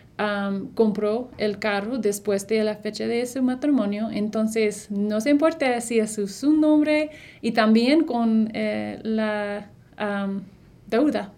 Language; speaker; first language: Spanish; non-native, fluent; English